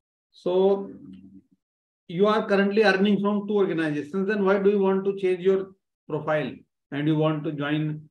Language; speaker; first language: English; non-native, local second language; Hindi